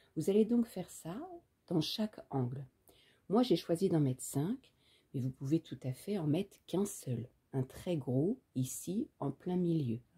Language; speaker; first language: French; native; French